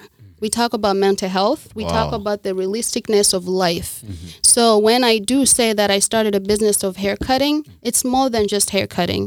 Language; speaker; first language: English; non-native, local second language; Kinyarwanda